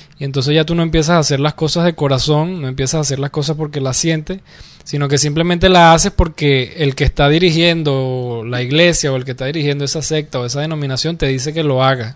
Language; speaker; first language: Spanish; native; Spanish